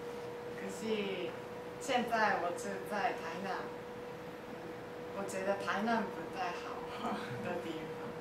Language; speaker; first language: Chinese; non-native, learner; Japanese